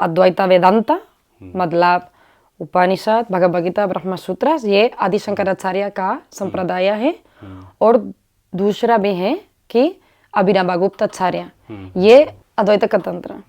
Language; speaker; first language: Hindi; non-native, learner; Spanish